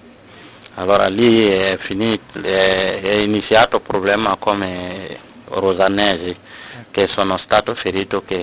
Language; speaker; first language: Italian; non-native, learner; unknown